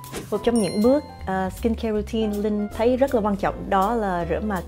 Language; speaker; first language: Vietnamese; early bilingual, heritage; Vietnamese